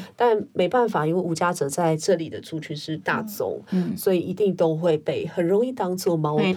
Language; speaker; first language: Chinese; non-native, local second language; Min Nan Chinese